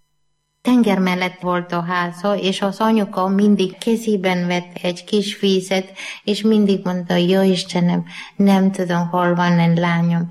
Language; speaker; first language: Hungarian; non-native, learner; Malayalam